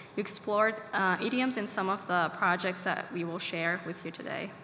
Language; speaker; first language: English; non-native, fluent; Persian